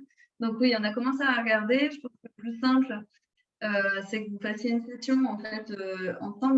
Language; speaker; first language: French; native; French